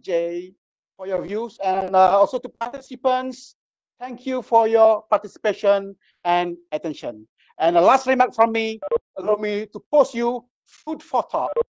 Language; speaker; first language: English; non-native, local second language; Malay